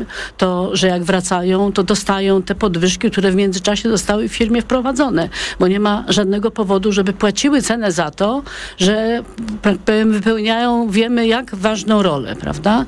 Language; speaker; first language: Polish; native; Polish